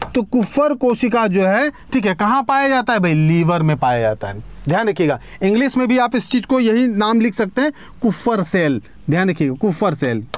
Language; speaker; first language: Hindi; native; Hindi